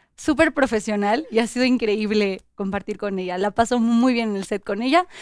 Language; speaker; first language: Spanish; native; Spanish